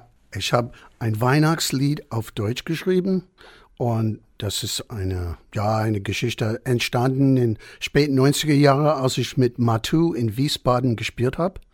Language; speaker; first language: German; non-native, fluent; English